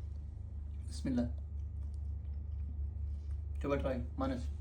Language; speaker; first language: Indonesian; non-native, learner; Punjabi